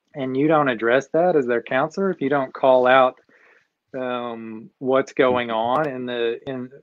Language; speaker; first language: English; native; English